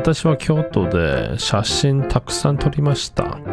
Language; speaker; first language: Japanese; non-native, learner; English